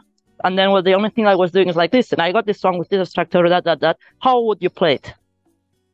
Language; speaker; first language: English; non-native, fluent; Spanish